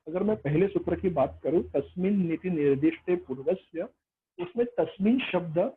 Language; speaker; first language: Hindi; non-native, local second language; Marathi